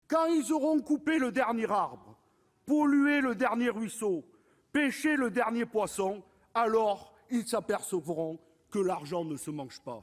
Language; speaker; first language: French; native; French